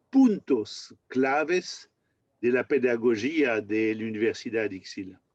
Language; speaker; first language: Spanish; non-native, fluent; French